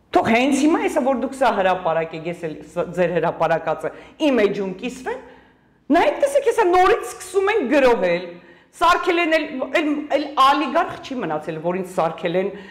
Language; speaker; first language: Armenian; native; Armenian